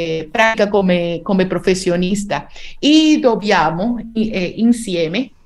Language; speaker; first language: Italian; non-native, learner; Spanish